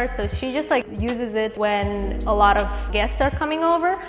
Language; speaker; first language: English; non-native, fluent; Kazakh